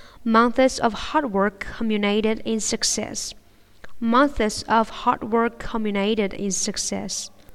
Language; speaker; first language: English; non-native, fluent; Chinese